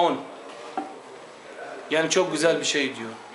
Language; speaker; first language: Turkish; non-native, learner; Arabic